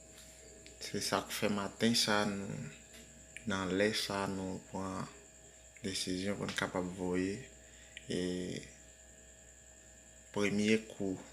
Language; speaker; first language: French; non-native, learner; Haitian Creole